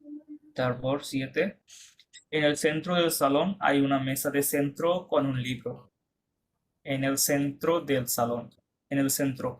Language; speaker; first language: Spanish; non-native, fluent; Bangla